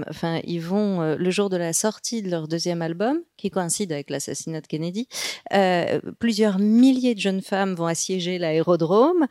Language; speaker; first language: French; native; French